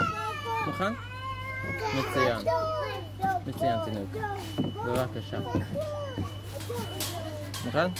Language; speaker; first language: Hebrew; non-native, learner; Russian